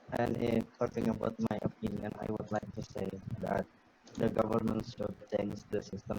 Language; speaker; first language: English; non-native, learner; Indonesian